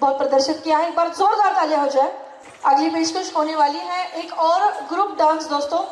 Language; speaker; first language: Hindi; non-native, local second language; Marathi